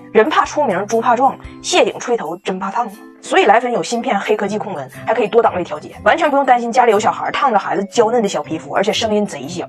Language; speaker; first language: Chinese; native; Chinese